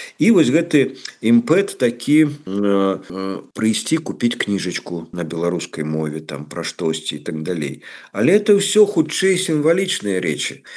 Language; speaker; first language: Belarusian; non-native, local second language; Russian